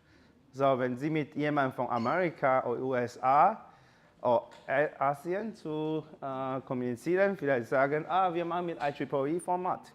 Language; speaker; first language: German; non-native, learner; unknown